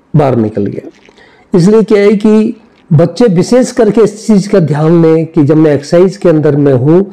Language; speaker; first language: Hindi; native; Hindi